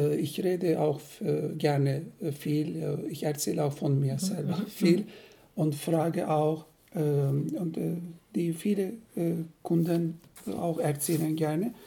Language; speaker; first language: German; non-native, fluent; Turkish